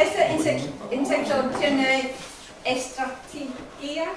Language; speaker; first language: Spanish; non-native, learner; English